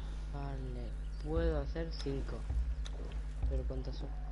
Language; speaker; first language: Spanish; native; Spanish